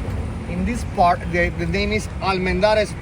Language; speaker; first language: English; non-native, fluent; Spanish